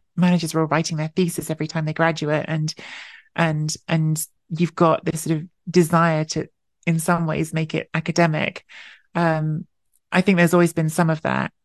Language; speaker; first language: English; native; English